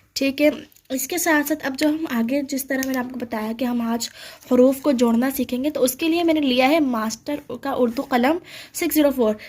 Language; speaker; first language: Urdu; native; Urdu